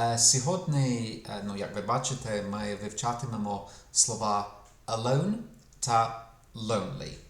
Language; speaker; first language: Ukrainian; non-native, fluent; English